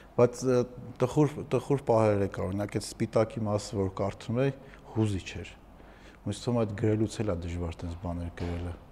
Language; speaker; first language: Armenian; native; Armenian